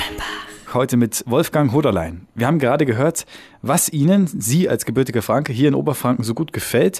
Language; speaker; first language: German; native; German